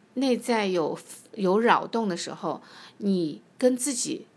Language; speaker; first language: Chinese; native; Chinese